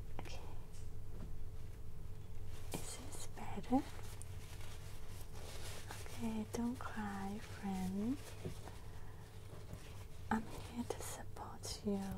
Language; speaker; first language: English; non-native, learner; Cantonese